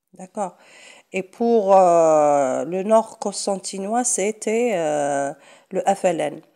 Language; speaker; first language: French; non-native, local second language; Arabic